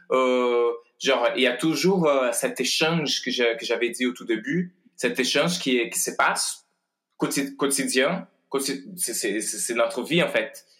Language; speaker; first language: French; non-native, fluent; Portuguese